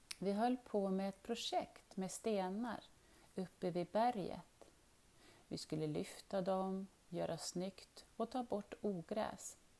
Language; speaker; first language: Swedish; non-native, learner; Arabic